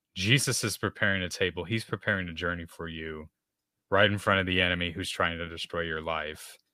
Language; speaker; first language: English; native; English